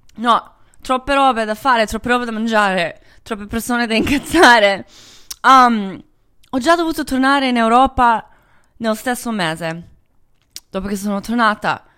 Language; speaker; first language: Italian; non-native, fluent; Croatian